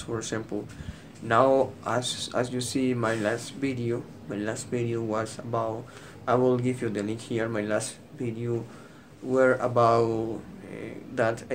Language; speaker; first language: English; non-native, learner; Spanish